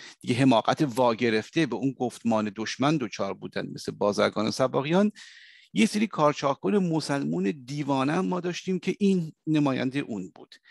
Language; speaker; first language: Persian; native; Persian